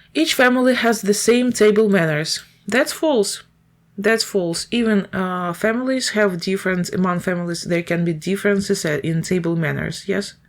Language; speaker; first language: English; non-native, fluent; Ukrainian